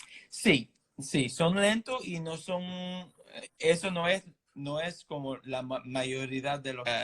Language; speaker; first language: Spanish; non-native, fluent; English